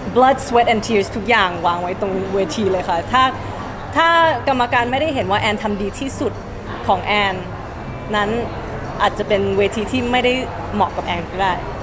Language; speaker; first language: Thai; early bilingual, heritage; Thai